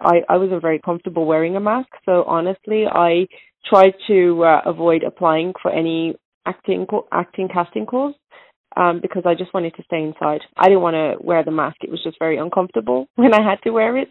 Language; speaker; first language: English; native; English